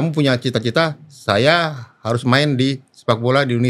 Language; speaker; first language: Indonesian; native; Indonesian